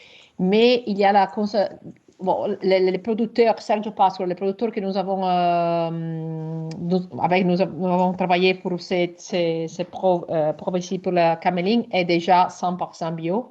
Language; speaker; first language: French; non-native, learner; Italian